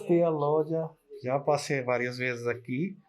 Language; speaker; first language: Portuguese; non-native, learner; Urdu